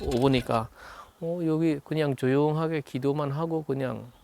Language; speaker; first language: Korean; non-native, fluent; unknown